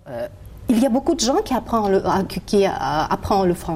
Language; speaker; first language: French; non-native, fluent; Kyrgyz